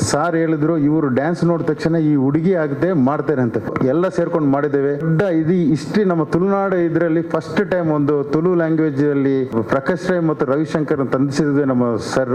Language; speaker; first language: Kannada; non-native, local second language; Tulu